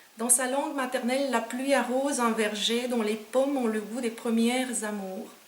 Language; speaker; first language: French; non-native, fluent; Romanian